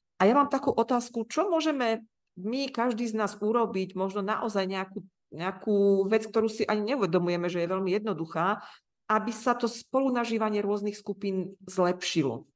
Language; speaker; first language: Slovak; native; Slovak